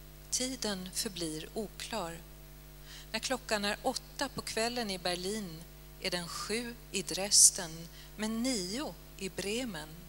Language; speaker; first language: Swedish; native; Swedish